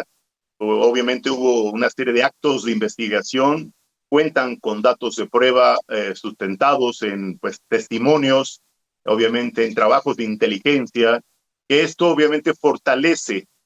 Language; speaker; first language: Spanish; native; Spanish